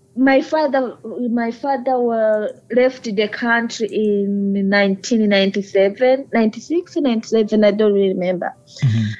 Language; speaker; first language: English; early bilingual, other home language; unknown